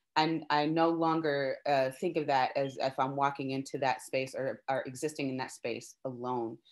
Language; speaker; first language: English; native; English